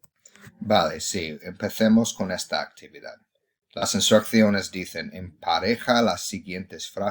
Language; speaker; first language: Spanish; non-native, fluent; English